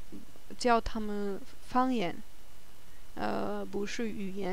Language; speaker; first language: Chinese; non-native, learner; German